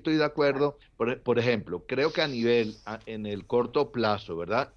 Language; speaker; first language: Spanish; native; Spanish